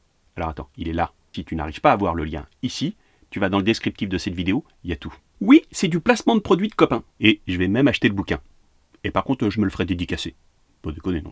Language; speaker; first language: French; native; French